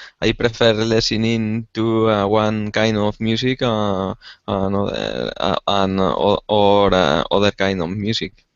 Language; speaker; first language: English; non-native, learner; Spanish